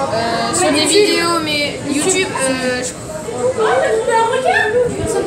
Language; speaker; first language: French; native; French